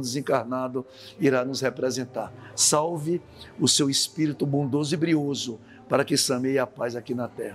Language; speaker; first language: Portuguese; native; Portuguese